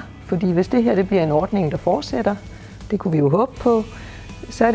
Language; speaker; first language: Danish; native; Danish